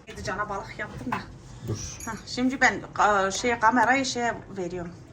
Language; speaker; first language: Turkish; native; Turkish